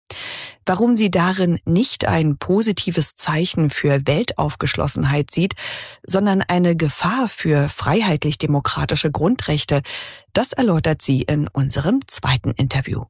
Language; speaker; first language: German; native; German